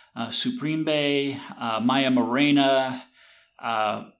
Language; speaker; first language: English; native; English